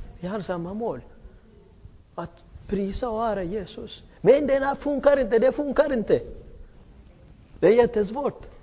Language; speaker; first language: Swedish; non-native, fluent; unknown